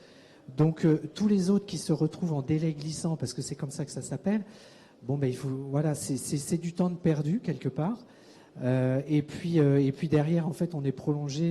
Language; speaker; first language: French; native; French